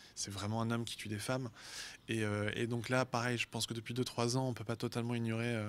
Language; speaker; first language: French; native; French